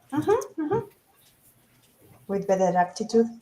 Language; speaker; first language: English; non-native, learner; Spanish